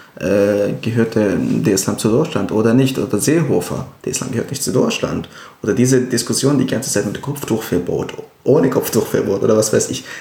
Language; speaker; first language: German; non-native, fluent; Arabic